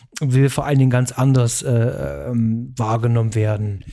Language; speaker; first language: German; native; German